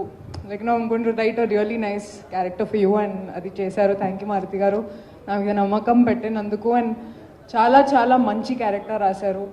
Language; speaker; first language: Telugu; non-native, local second language; Hindi